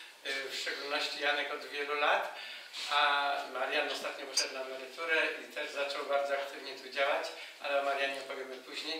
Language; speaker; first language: Polish; native; Polish